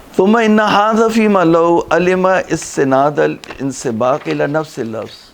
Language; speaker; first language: Urdu; native; Urdu